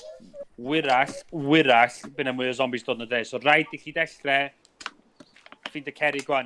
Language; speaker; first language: Welsh; native; Welsh